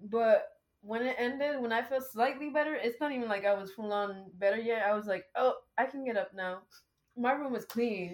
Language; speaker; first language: English; early bilingual, other home language; Spanish